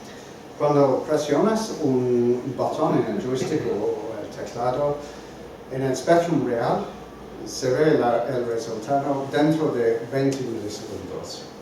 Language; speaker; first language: Spanish; non-native, fluent; English